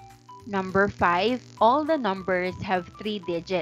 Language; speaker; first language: English; non-native, local second language; Filipino